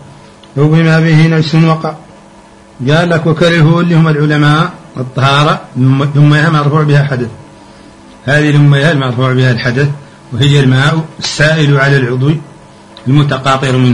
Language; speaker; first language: Arabic; native; Arabic